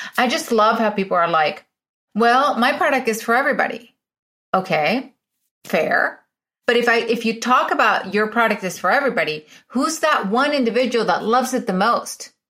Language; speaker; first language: English; early bilingual, other home language; Spanish